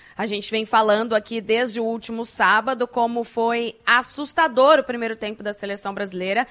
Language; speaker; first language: Portuguese; native; Portuguese